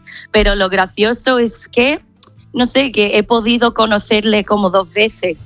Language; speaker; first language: Spanish; non-native, fluent; English